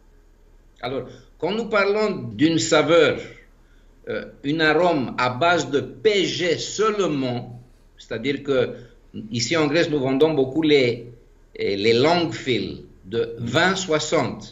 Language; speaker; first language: French; non-native, fluent; Greek